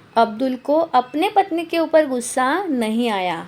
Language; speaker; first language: Hindi; non-native, local second language; Marathi